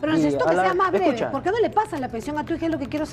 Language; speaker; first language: Spanish; native; Spanish